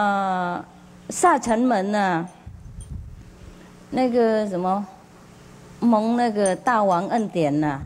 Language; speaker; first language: Chinese; non-native, fluent; Vietnamese